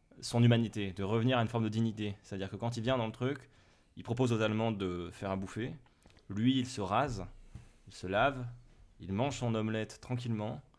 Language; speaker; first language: French; native; French